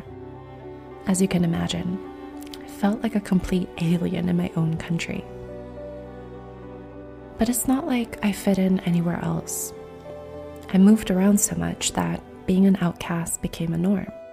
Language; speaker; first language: English; non-native, fluent; Korean